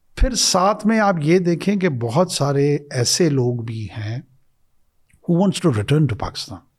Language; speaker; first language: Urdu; non-native, local second language; Pashto